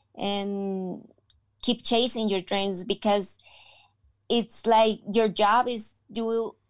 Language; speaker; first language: English; non-native, fluent; Spanish